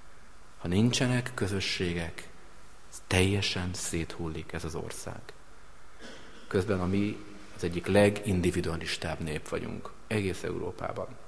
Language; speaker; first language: Hungarian; native; Hungarian